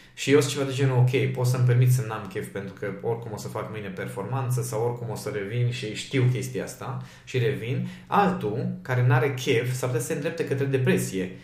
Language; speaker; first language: Romanian; non-native, local second language; Hungarian